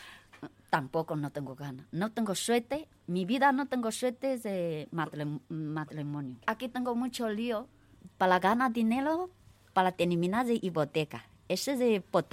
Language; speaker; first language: Spanish; non-native, learner; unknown